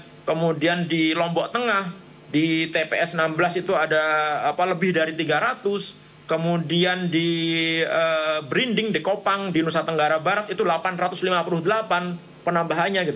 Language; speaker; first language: Indonesian; native; Indonesian